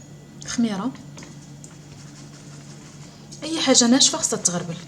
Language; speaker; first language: Arabic; native; Arabic